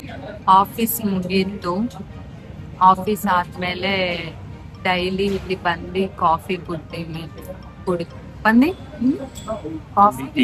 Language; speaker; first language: Kannada; non-native, learner; Telugu